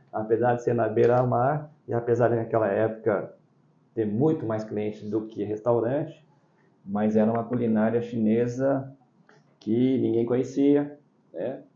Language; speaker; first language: Portuguese; early bilingual, other home language; Chinese